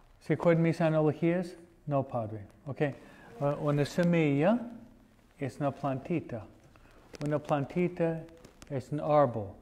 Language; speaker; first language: Spanish; non-native, fluent; English